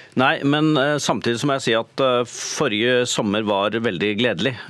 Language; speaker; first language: Norwegian; native; Norwegian